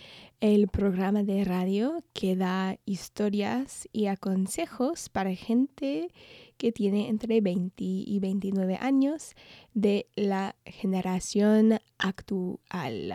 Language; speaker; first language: Spanish; non-native, fluent; English